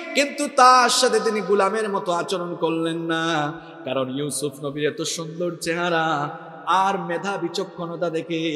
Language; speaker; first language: Bangla; native; Bangla